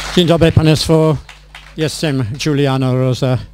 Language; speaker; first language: Polish; non-native, learner; English